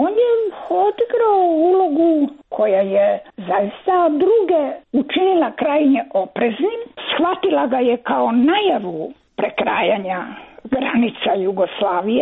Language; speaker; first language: Croatian; native; Croatian